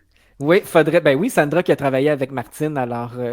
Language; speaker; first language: French; native; French